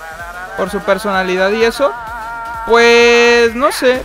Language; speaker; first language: Spanish; native; Spanish